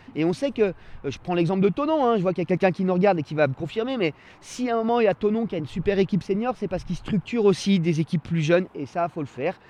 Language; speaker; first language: French; native; French